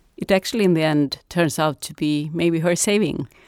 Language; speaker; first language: English; non-native, fluent; Swedish